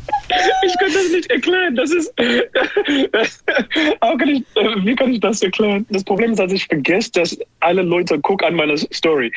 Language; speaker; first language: German; non-native, learner; English